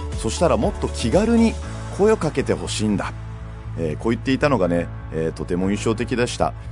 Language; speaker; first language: Japanese; native; Japanese